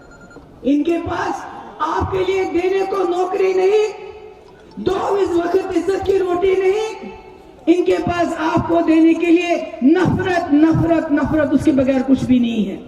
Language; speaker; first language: Urdu; non-native, local second language; Kashmiri